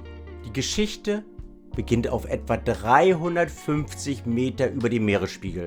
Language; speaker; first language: German; native; German